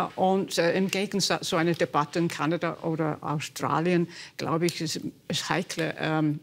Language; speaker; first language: German; non-native, fluent; English